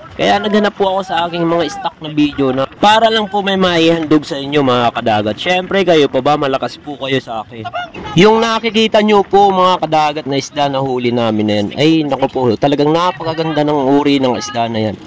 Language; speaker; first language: Filipino; non-native, local second language; Bikol